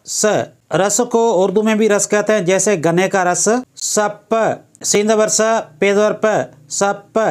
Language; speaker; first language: Urdu; non-native, local second language; Sindhi